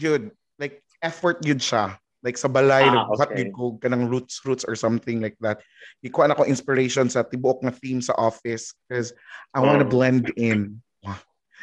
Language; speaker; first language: English; non-native, local second language; Cebuano